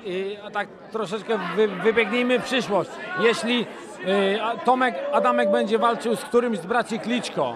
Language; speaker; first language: Polish; native; Polish